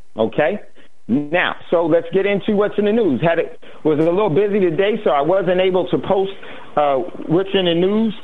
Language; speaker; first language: English; native; English